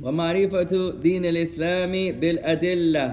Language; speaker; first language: Arabic; non-native, fluent; English